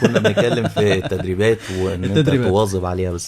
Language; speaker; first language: Arabic; native; Arabic